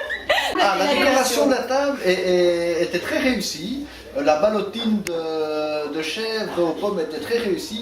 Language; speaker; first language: French; native; French